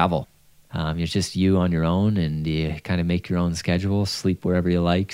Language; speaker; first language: English; native; English